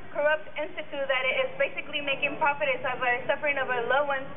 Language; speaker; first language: English; early bilingual, other home language; Spanish